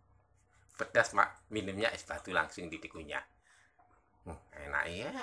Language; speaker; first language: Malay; non-native, local second language; Javanese